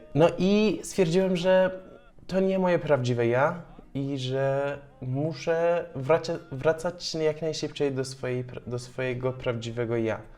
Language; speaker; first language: Polish; non-native, fluent; Persian